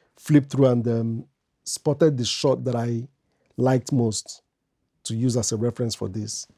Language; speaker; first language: English; non-native, local second language; Igbo